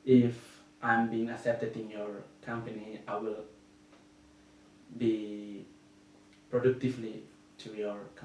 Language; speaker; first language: English; non-native, learner; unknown